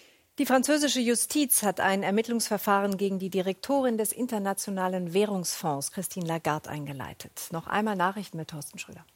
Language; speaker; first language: German; native; German